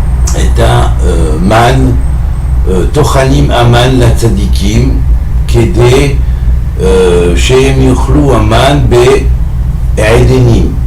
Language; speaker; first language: Hebrew; non-native, fluent; French